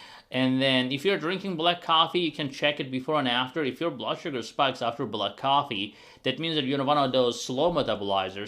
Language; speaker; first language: English; non-native, fluent; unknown